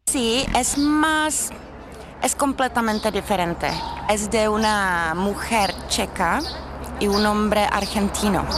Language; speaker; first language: Spanish; non-native, learner; Czech